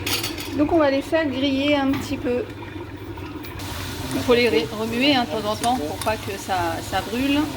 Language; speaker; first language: French; native; French